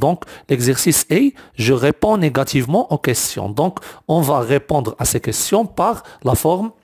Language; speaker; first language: French; non-native, local second language; Arabic